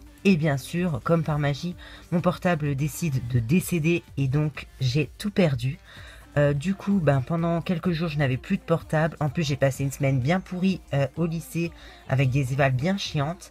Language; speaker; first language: French; native; French